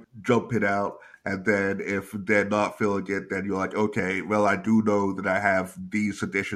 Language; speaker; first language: English; native; English